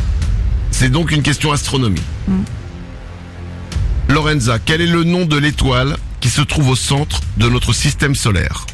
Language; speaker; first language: French; native; French